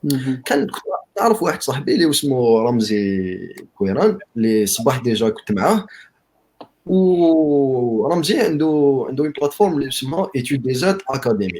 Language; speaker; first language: Arabic; native; Arabic